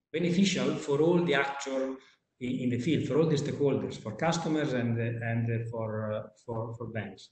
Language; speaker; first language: English; non-native, fluent; Italian